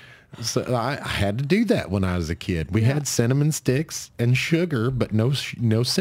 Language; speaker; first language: English; native; English